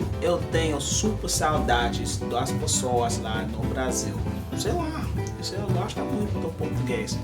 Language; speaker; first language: Portuguese; non-native, learner; English